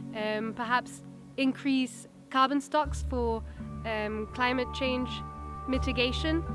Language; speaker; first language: English; non-native, fluent; Dutch